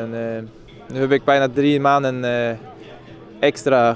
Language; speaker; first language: Dutch; non-native, learner; Swedish